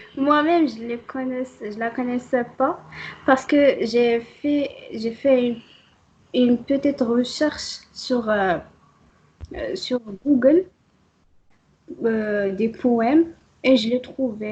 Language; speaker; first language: French; non-native, local second language; Arabic